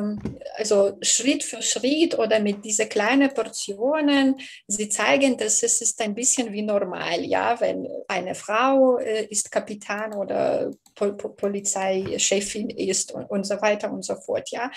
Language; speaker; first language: German; non-native, fluent; Belarusian